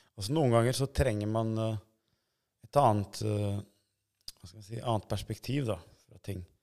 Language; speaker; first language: Norwegian; early bilingual, other home language; Albanian